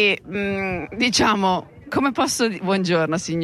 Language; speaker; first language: Italian; native; Italian